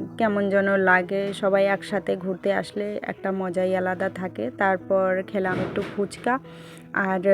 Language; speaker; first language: Bangla; non-native, local second language; Hindi